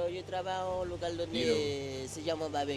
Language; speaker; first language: Spanish; non-native, fluent; Haitian Creole